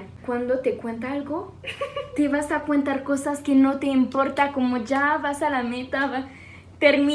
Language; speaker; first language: Spanish; non-native, fluent; French